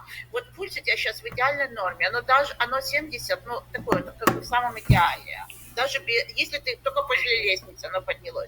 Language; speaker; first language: Russian; native; Russian